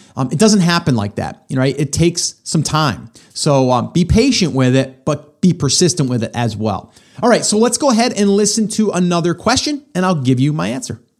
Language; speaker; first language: English; native; English